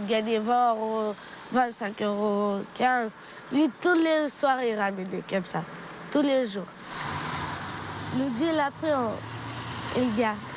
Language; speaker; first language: French; early bilingual, other home language; Romanian